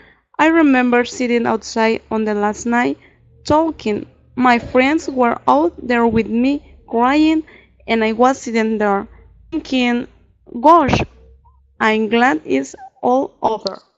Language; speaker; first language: English; non-native, learner; Spanish